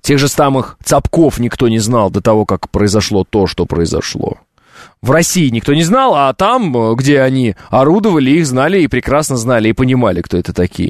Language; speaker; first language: Russian; native; Russian